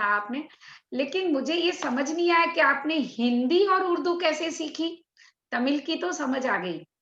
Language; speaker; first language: Hindi; native; Hindi